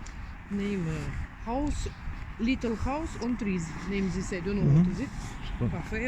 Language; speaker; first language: English; non-native, learner; Russian